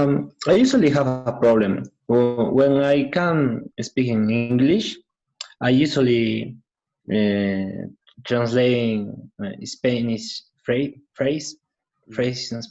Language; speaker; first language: English; non-native, learner; Spanish